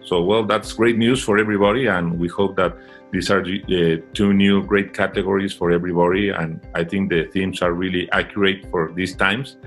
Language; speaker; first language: English; non-native, fluent; Spanish